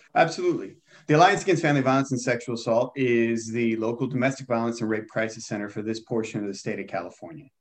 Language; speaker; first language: English; native; English